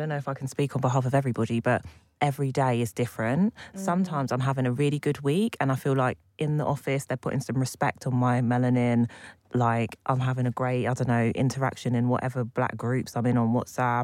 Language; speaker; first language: English; native; English